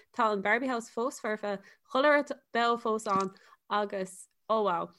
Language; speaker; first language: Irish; non-native, local second language; English